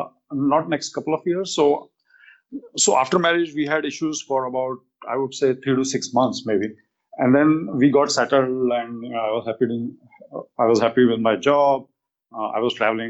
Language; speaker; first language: English; non-native, local second language; Hindi